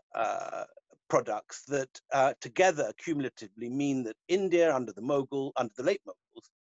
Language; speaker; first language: English; native; English